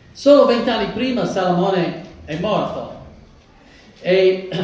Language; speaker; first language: Italian; non-native, fluent; English